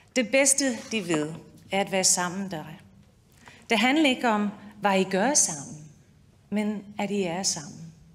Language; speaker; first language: Danish; non-native, fluent; English